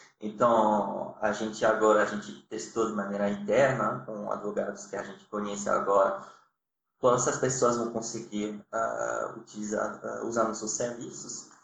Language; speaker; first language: Portuguese; non-native, fluent; French